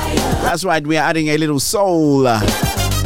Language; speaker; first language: English; non-native, local second language; Yoruba